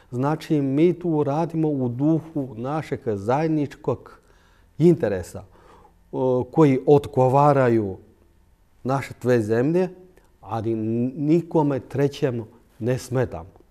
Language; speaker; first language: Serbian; non-native, fluent; Chinese